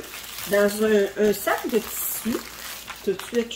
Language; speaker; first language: French; native; French